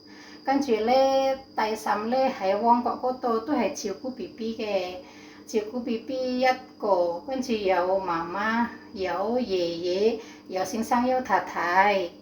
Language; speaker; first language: Cantonese; non-native, learner; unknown